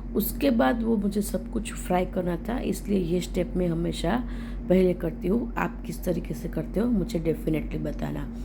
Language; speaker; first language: Hindi; non-native, local second language; Gujarati